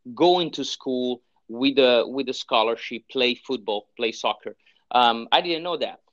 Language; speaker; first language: English; non-native, fluent; Italian